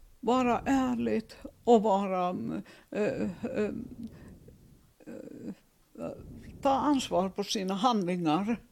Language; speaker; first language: Swedish; non-native, learner; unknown